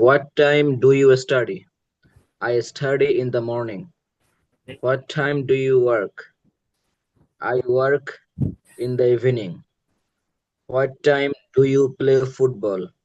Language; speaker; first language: English; non-native, learner; Bangla